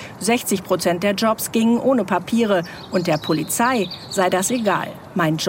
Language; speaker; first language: German; native; German